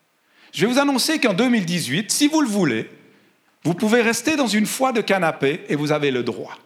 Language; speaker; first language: French; native; French